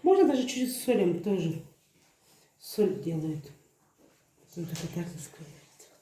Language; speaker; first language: Russian; non-native, local second language; Chechen